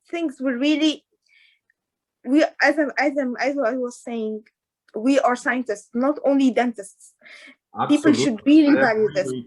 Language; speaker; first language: English; non-native, fluent; Arabic